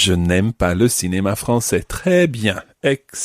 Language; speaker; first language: French; non-native, fluent; English